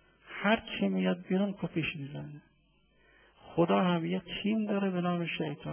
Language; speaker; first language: Persian; native; Persian